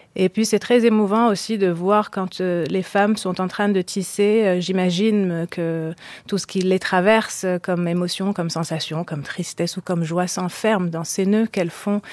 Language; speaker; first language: French; non-native, local second language; Arabic